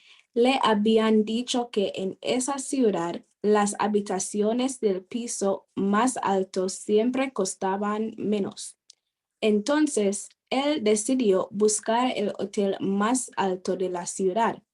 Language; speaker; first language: Spanish; non-native, fluent; English